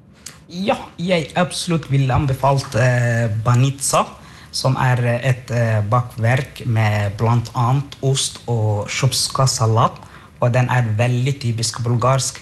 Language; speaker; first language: Norwegian; non-native, fluent; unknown